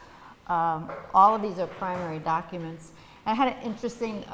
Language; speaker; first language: English; native; English